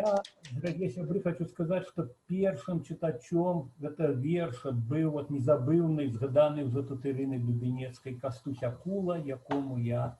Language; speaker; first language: Belarusian; native; Belarusian